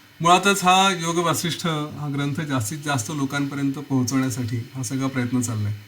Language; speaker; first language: Marathi; native; Marathi